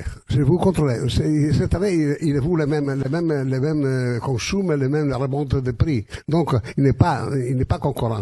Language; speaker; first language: French; non-native, learner; Italian